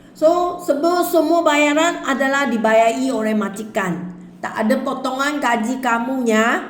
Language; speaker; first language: Malay; native; Malay